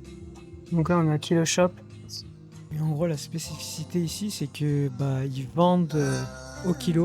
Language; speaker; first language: French; native; French